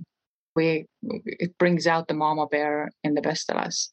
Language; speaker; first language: English; non-native, fluent; Estonian